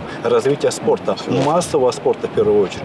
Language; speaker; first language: Russian; native; Russian